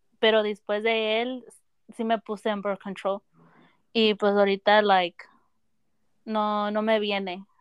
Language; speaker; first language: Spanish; early bilingual, heritage; Spanish